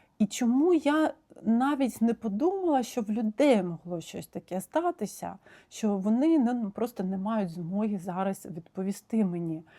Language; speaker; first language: Ukrainian; non-native, local second language; Russian